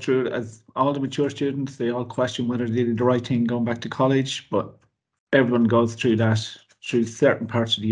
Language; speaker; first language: English; native; English